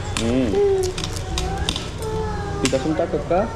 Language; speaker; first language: Korean; native; Korean